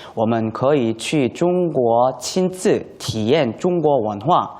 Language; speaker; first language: Chinese; non-native, learner; Korean